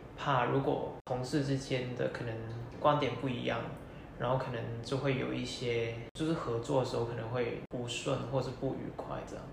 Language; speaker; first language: Chinese; non-native, local second language; Cantonese